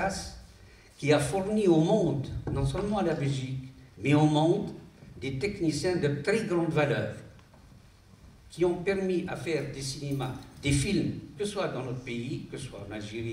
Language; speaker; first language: French; non-native, local second language; Arabic